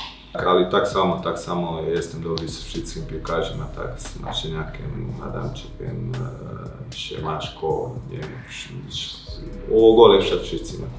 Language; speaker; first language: Polish; non-native, learner; Croatian